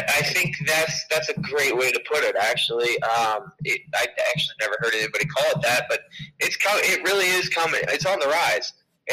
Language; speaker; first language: English; native; English